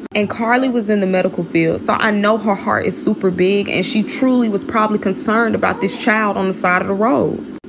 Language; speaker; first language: English; native; English